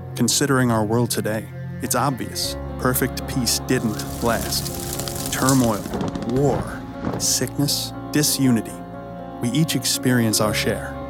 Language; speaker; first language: English; native; English